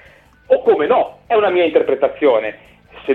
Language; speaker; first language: Italian; native; Italian